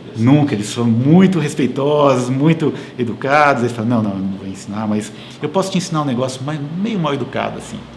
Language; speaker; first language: Portuguese; native; Portuguese